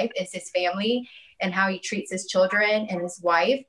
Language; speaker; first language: English; native; English